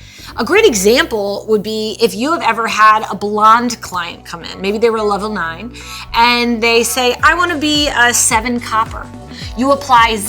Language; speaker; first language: English; native; English